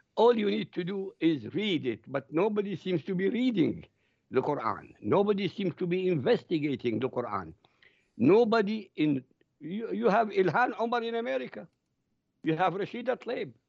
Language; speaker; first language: English; non-native, fluent; Arabic